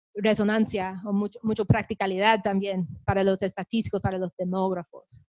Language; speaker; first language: Spanish; non-native, fluent; English